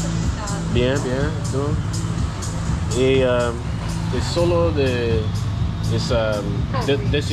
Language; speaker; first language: Spanish; non-native, learner; English